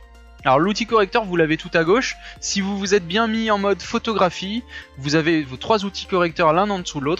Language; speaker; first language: French; native; French